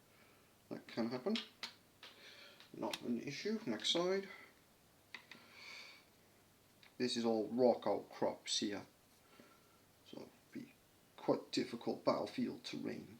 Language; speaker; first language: English; native; English